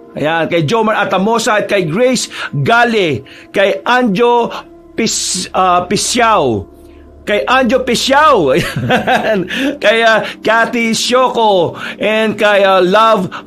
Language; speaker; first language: Filipino; native; Filipino